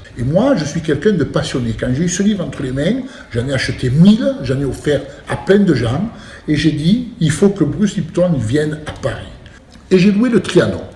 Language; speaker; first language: French; early bilingual, other home language; Italian